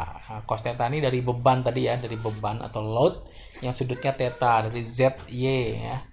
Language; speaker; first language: Indonesian; native; Indonesian